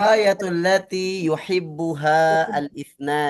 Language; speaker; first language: Arabic; non-native, fluent; Indonesian